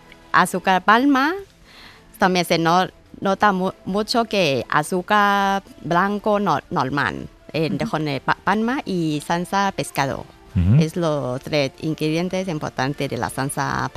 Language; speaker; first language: Spanish; non-native, learner; Thai